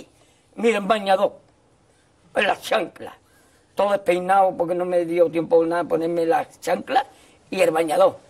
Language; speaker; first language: Spanish; native; Spanish